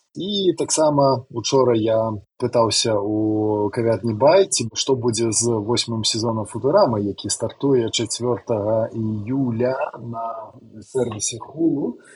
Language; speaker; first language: Belarusian; non-native, local second language; Russian